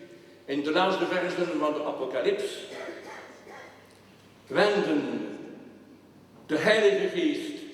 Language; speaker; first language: Dutch; non-native, local second language; French